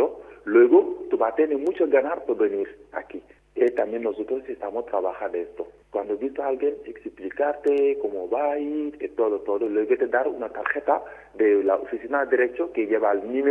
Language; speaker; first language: Spanish; non-native, learner; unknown